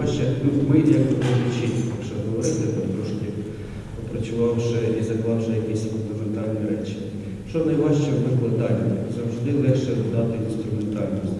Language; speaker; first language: Ukrainian; native; Ukrainian